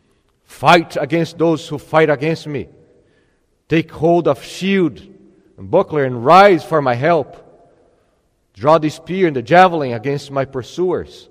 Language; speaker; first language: English; non-native, fluent; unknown